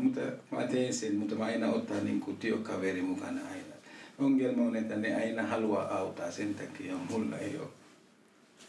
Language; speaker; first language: Finnish; non-native, local second language; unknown